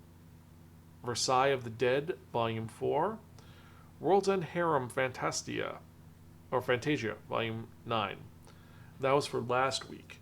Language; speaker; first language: English; native; English